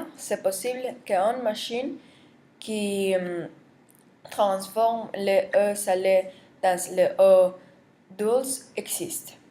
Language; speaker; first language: French; non-native, learner; Spanish